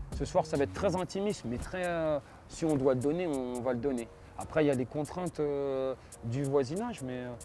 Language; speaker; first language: French; native; French